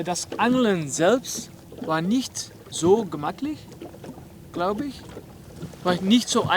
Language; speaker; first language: German; non-native, learner; Dutch